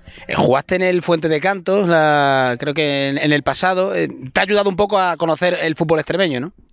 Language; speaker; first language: Spanish; native; Spanish